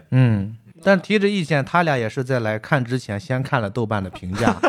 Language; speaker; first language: Chinese; native; Chinese